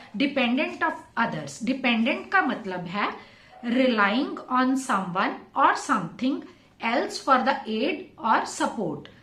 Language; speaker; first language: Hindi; non-native, local second language; Punjabi